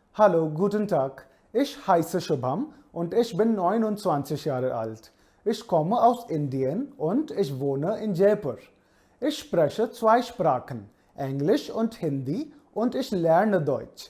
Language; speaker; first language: German; non-native, fluent; Hindi